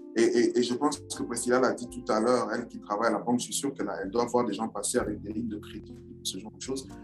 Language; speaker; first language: French; non-native, local second language; Lingala